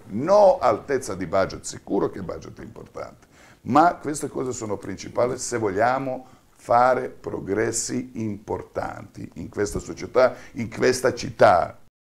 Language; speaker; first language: Italian; non-native, fluent; Croatian